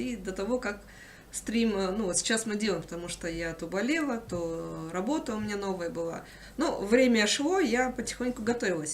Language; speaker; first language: Russian; native; Russian